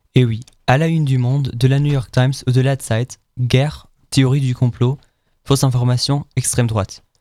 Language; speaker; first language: French; non-native, fluent; German